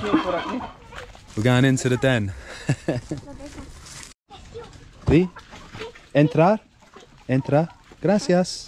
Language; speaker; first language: Spanish; non-native, learner; English